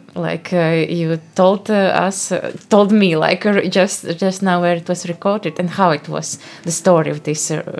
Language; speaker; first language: English; non-native, fluent; Latvian